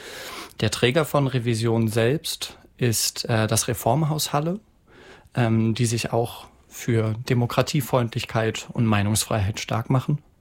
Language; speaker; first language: German; native; German